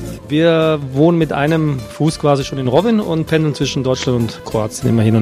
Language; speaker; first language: German; native; German